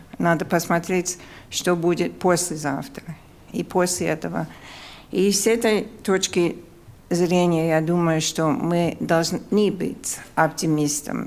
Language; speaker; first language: Russian; non-native, fluent; English